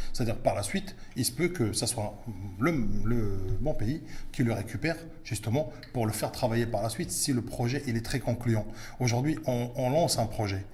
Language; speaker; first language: French; early bilingual, other home language; Arabic